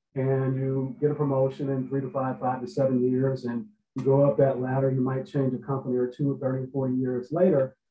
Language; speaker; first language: English; native; English